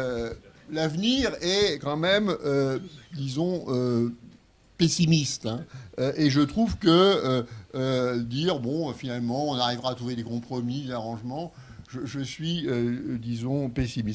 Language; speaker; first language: French; native; French